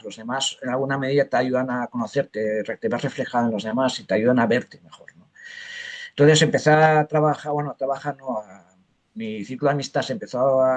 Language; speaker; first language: Spanish; native; Spanish